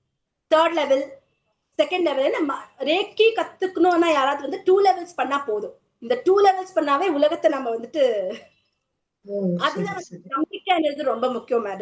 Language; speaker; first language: Tamil; native; Tamil